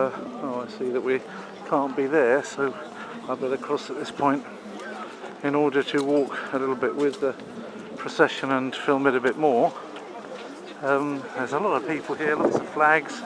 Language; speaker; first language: English; native; English